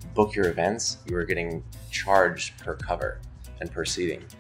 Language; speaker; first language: English; native; English